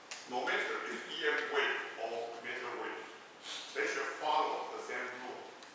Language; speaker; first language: English; non-native, fluent; Chinese